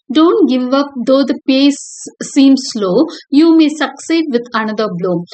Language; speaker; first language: English; non-native, local second language; Tamil